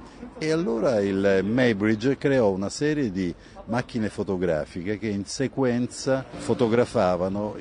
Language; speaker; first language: Italian; native; Italian